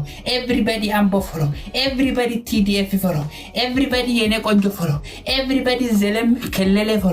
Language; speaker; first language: English; non-native, learner; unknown